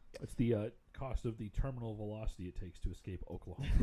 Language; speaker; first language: English; native; English